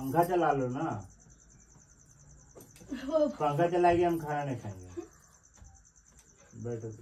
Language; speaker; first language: Hindi; native; Hindi